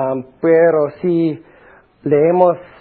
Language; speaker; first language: Spanish; non-native, fluent; English